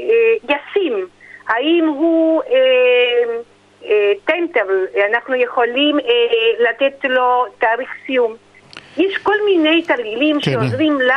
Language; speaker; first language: Hebrew; non-native, fluent; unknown